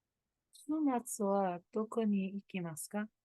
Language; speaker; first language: Japanese; non-native, learner; English